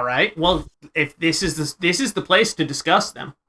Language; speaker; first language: English; native; English